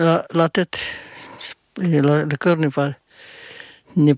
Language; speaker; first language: French; non-native, fluent; Indonesian